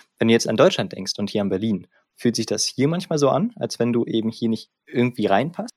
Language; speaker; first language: German; native; German